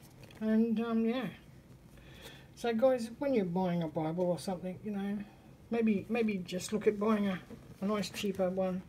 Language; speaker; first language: English; native; English